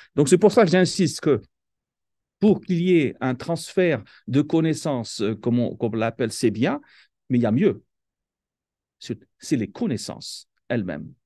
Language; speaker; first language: French; non-native, local second language; Kabyle